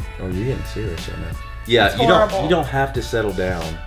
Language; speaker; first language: English; native; English